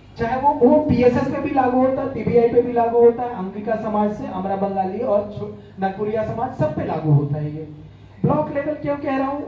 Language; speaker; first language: Hindi; native; Hindi